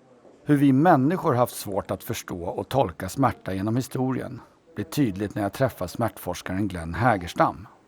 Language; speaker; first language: Swedish; native; Swedish